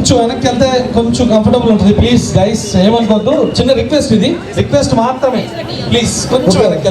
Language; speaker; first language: Telugu; native; Telugu